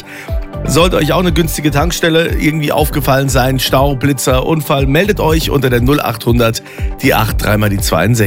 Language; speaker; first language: German; native; German